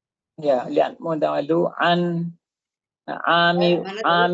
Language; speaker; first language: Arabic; non-native, learner; Indonesian